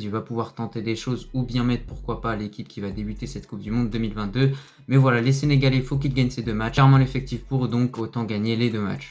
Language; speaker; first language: French; native; French